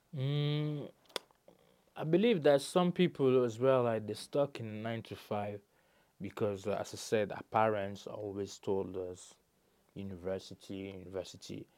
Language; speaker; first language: English; non-native, fluent; French